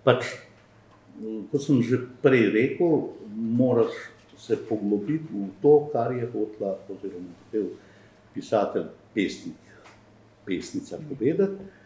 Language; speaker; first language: Slovenian; non-native, fluent; Albanian